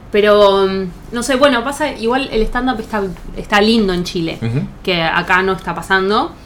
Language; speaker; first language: Spanish; native; Spanish